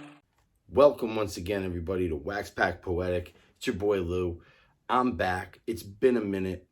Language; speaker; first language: English; native; English